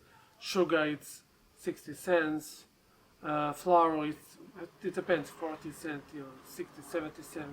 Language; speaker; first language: English; non-native, learner; Serbian